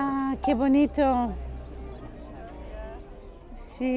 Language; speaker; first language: Spanish; non-native, learner; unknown